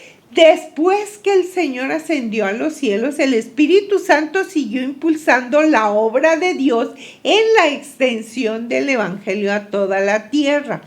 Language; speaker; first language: Spanish; native; Spanish